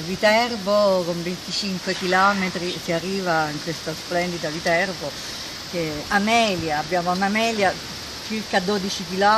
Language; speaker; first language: Italian; native; Italian